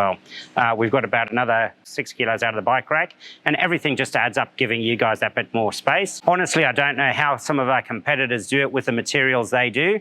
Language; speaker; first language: English; native; English